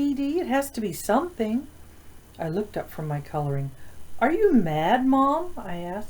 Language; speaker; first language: English; native; English